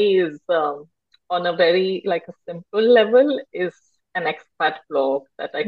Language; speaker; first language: English; non-native, local second language; Hindi